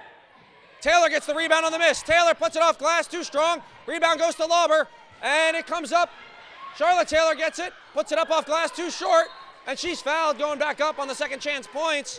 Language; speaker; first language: English; native; English